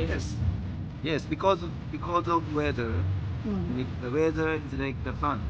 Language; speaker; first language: English; non-native, learner; Japanese